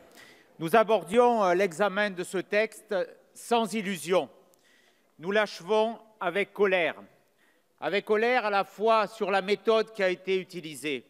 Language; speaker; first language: French; native; French